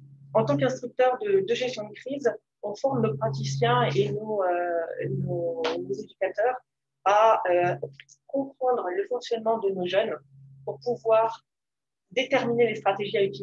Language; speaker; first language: French; native; French